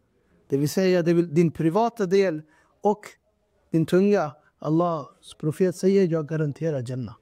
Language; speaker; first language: Swedish; non-native, fluent; Urdu